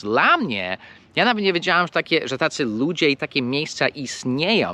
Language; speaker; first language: Polish; non-native, fluent; English